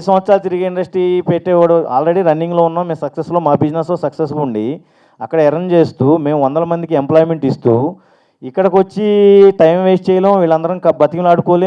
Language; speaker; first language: Telugu; native; Telugu